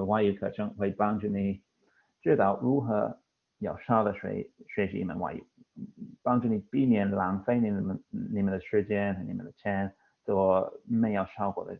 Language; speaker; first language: Chinese; non-native, fluent; English